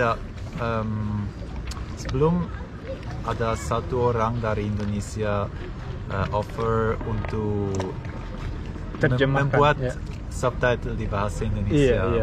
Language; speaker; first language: Indonesian; non-native, learner; Swiss German